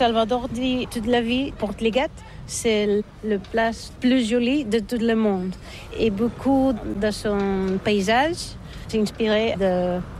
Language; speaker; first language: French; non-native, learner; Catalan